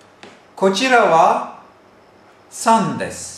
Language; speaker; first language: Japanese; non-native, fluent; Turkish